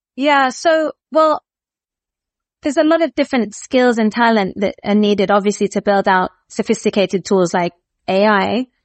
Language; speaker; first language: English; native; English